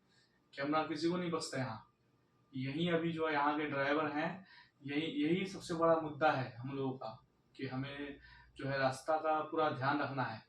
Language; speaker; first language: Hindi; native; Hindi